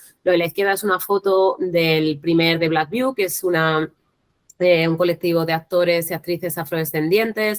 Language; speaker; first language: Spanish; native; Spanish